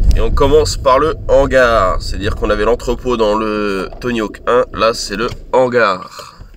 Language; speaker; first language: French; native; French